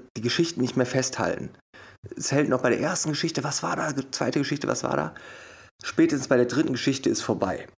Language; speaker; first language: German; native; German